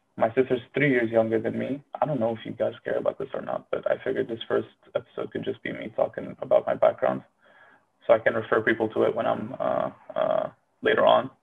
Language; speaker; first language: English; non-native, fluent; Arabic